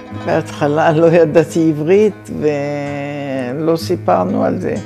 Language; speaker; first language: Hebrew; non-native, fluent; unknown